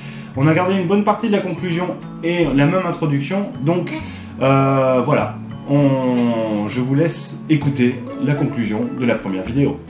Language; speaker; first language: French; native; French